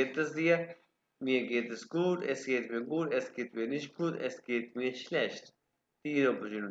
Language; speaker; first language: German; non-native, fluent; Urdu